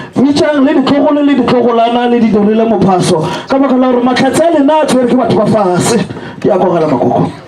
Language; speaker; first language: Northern Sotho; native; Northern Sotho